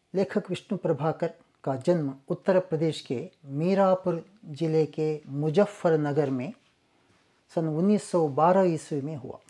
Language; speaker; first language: Hindi; non-native, local second language; Kannada